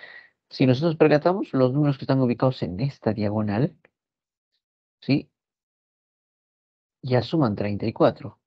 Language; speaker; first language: Spanish; native; Spanish